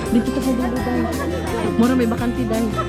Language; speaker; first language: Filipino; non-native, local second language; Cebuano